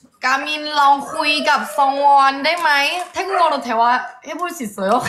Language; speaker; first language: Korean; non-native, fluent; Thai